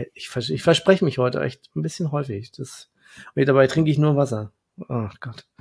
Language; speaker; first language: German; native; German